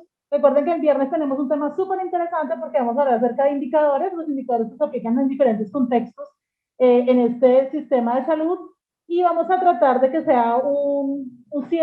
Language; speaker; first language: Spanish; native; Spanish